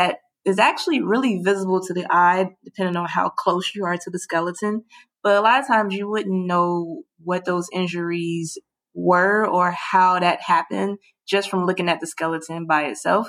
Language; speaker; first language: English; native; English